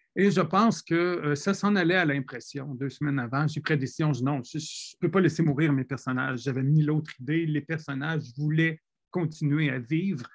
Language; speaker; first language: French; native; French